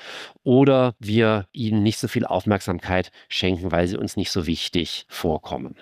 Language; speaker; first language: German; native; German